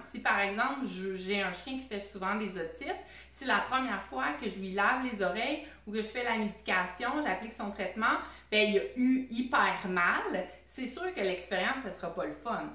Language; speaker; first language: French; native; French